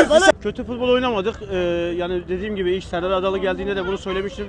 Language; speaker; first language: Turkish; native; Turkish